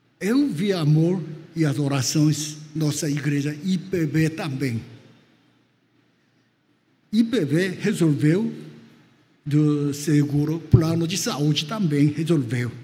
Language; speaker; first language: Portuguese; non-native, fluent; Korean